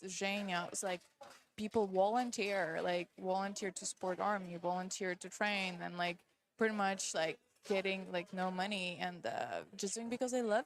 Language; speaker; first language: English; non-native, fluent; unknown